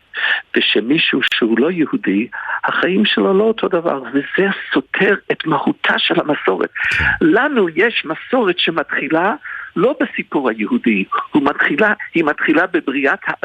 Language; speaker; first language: Hebrew; non-native, fluent; English